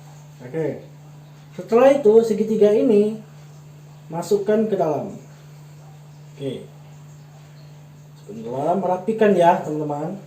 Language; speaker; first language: Indonesian; native; Indonesian